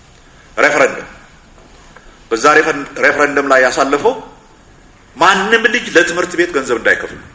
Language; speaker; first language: Amharic; native; Amharic